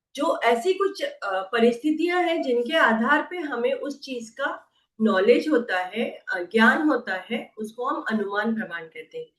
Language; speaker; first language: Hindi; non-native, local second language; Marathi